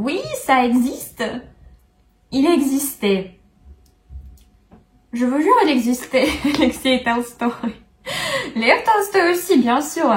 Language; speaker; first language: French; non-native, fluent; Russian